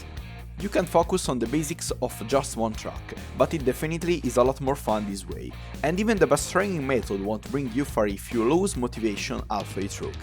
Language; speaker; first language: English; non-native, fluent; German